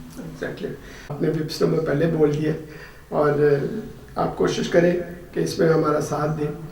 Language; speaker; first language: Urdu; non-native, local second language; Punjabi